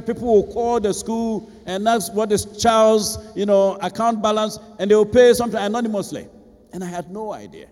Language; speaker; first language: English; non-native, local second language; Akan